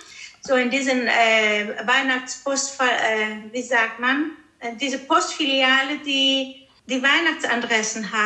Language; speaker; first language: German; early bilingual, heritage; Greek